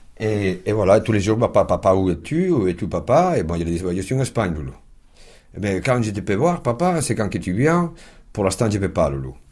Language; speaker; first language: French; non-native, fluent; Spanish